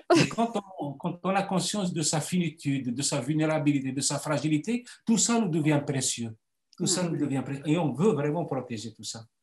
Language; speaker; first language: French; non-native, local second language; Arabic